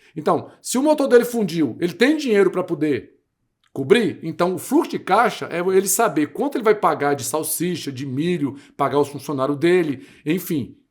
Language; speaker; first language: Portuguese; native; Portuguese